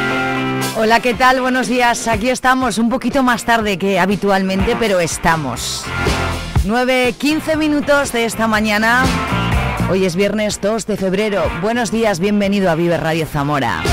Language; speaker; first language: Spanish; native; Spanish